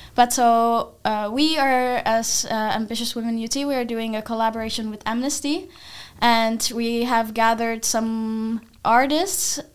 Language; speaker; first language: English; non-native, fluent; Finnish